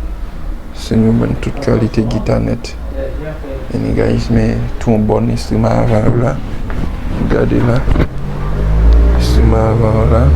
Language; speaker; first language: French; non-native, learner; Haitian Creole